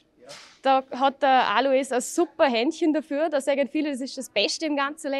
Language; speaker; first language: German; native; German